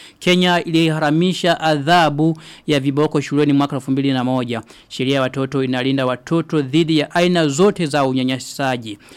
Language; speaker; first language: Swahili; non-native, local second language; Rundi